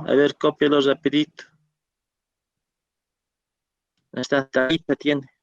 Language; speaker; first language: Spanish; native; Spanish